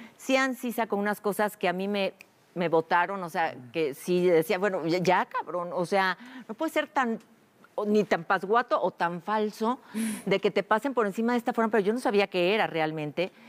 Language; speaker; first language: Spanish; native; Spanish